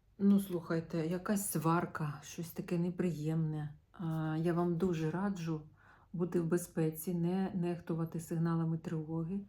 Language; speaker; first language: Ukrainian; non-native, local second language; Russian